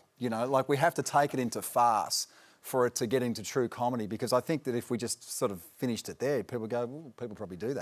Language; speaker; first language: English; native; English